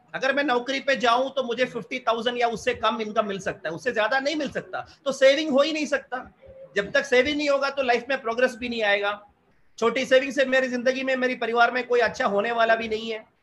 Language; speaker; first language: Hindi; non-native, local second language; Malayalam